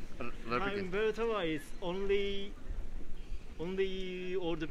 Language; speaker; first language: English; non-native, learner; Japanese